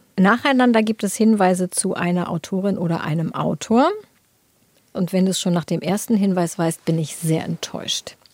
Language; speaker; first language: German; native; German